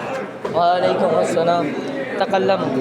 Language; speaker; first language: Arabic; non-native, learner; Urdu